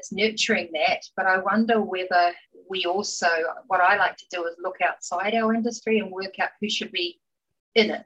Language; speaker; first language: English; native; English